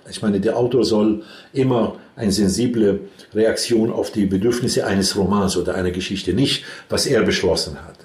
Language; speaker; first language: German; non-native, fluent; Arabic